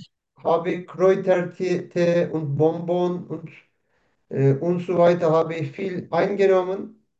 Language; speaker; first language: German; non-native, learner; Turkish